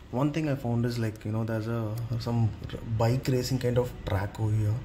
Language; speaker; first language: English; non-native, local second language; Tamil